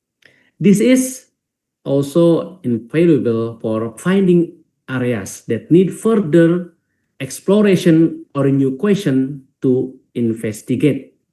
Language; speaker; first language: English; non-native, fluent; Indonesian